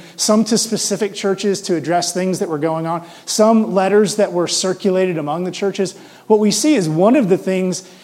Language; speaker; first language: English; native; English